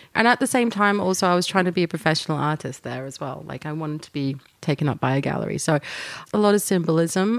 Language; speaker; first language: English; native; English